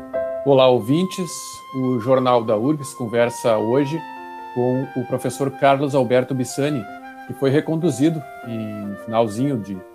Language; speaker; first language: Portuguese; native; Portuguese